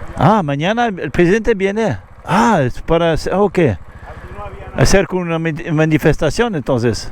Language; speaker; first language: Spanish; non-native, learner; French